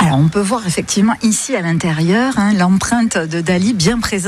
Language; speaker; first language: French; native; French